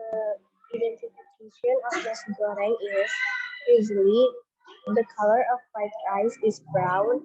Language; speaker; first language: English; non-native, learner; Indonesian